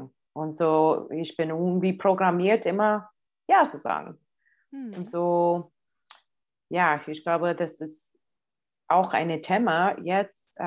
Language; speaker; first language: German; non-native, fluent; English